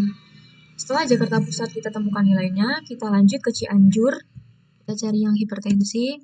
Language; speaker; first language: Indonesian; native; Indonesian